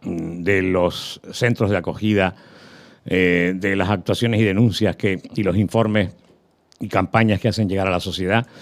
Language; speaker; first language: Spanish; native; Spanish